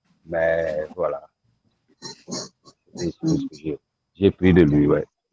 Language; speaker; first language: French; non-native, local second language; Wolof